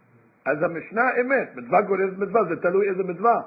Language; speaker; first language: Hebrew; non-native, fluent; English